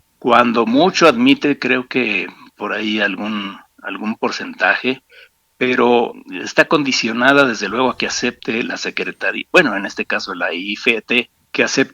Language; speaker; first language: Spanish; native; Spanish